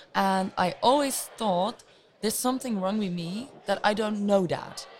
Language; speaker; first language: English; non-native, fluent; Luxembourgish